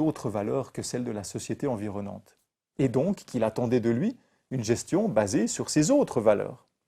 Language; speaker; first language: French; native; French